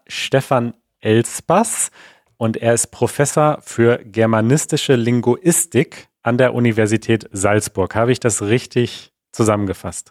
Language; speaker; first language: German; native; German